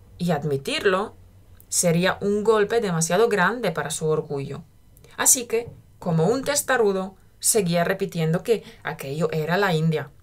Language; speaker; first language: Spanish; native; Spanish